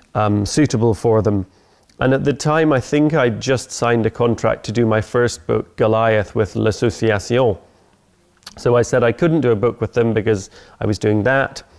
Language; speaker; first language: English; native; English